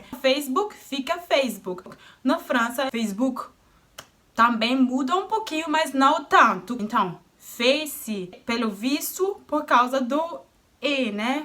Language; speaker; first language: Portuguese; non-native, fluent; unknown